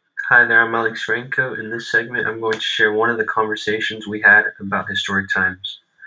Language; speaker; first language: English; early bilingual, other home language; Spanish